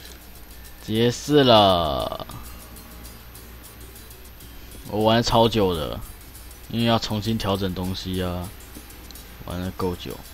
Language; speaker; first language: Chinese; native; Chinese